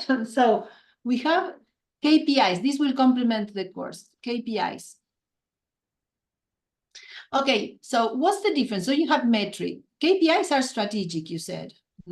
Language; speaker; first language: English; non-native, fluent; Spanish